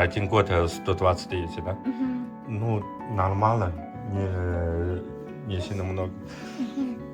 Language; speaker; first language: Russian; non-native, learner; Chinese